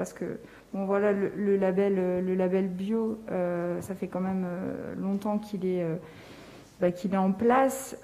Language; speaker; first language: French; native; French